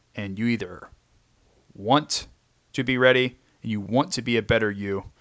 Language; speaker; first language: English; native; English